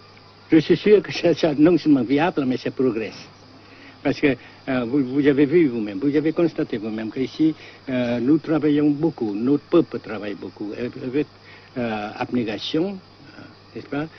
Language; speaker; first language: French; non-native, local second language; Vietnamese